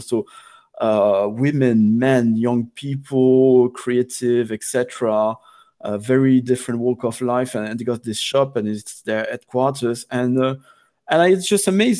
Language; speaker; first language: English; non-native, fluent; French